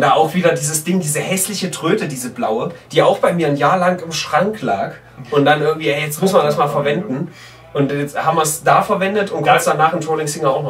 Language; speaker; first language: German; native; German